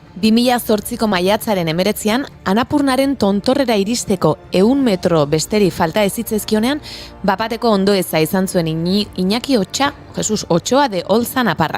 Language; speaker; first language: Basque; native; Basque